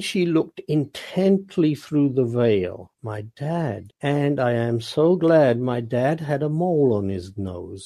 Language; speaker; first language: English; non-native, local second language; Punjabi